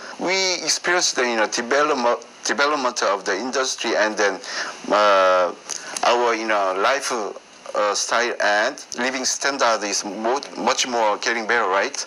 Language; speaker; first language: English; non-native, learner; Korean